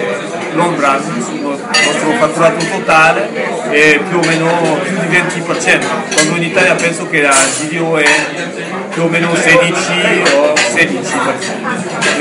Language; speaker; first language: Italian; non-native, fluent; French